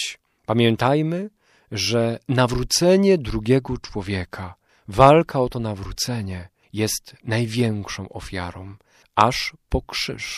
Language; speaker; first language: Polish; native; Polish